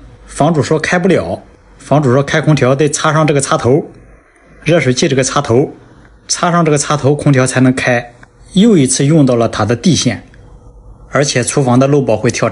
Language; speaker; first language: Chinese; native; Chinese